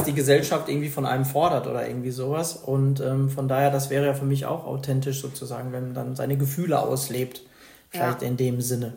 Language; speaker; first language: German; native; German